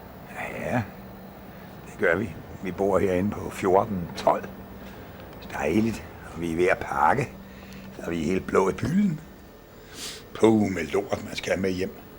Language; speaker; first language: Danish; native; Danish